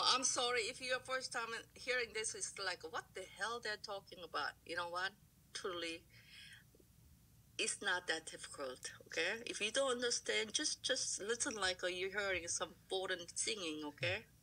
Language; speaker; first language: English; non-native, fluent; Korean